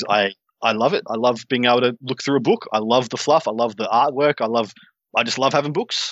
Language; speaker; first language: English; native; English